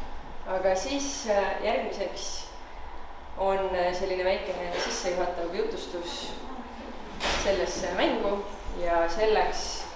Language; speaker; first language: Estonian; native; Estonian